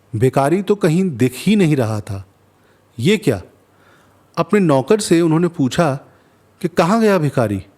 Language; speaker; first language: Urdu; non-native, local second language; Hindi